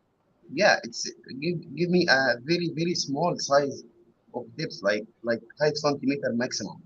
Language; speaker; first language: English; non-native, learner; Arabic